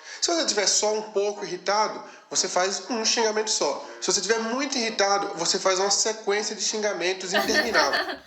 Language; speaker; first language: Portuguese; native; Portuguese